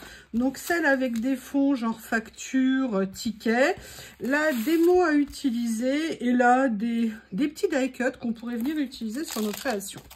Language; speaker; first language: French; native; French